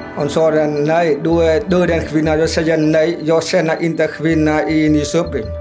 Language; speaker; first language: Swedish; non-native, learner; Vietnamese